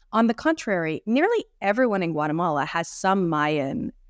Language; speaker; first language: English; native; English